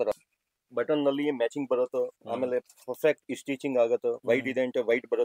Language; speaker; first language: Kannada; non-native, local second language; Telugu